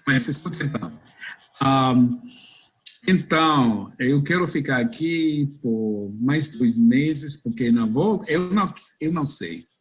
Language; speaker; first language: Portuguese; non-native, fluent; English